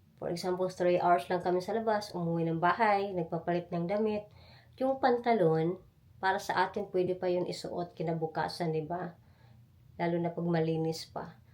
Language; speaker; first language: Filipino; native; Filipino